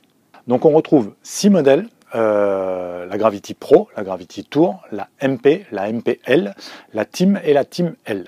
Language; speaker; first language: French; native; French